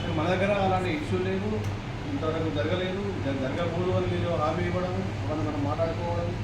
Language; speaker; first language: Telugu; native; Telugu